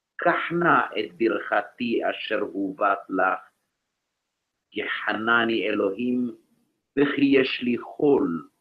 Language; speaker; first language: Hebrew; non-native, learner; English